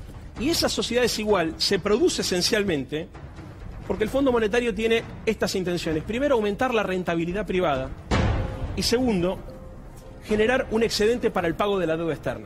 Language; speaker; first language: Spanish; native; Spanish